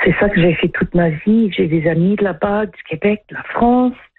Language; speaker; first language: French; non-native, local second language; English